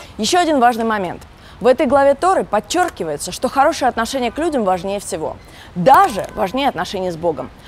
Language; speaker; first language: Russian; native; Russian